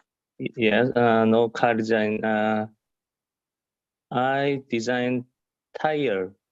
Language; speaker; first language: English; non-native, learner; Korean